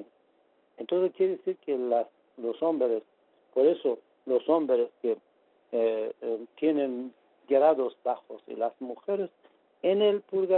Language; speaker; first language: Spanish; non-native, fluent; Persian